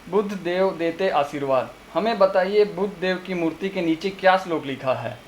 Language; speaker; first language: Hindi; non-native, local second language; Gujarati